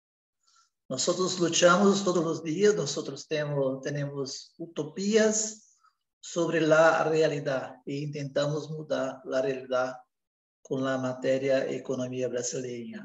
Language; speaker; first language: Spanish; non-native, learner; Portuguese